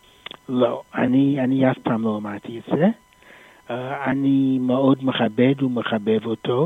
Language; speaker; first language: Hebrew; non-native, fluent; English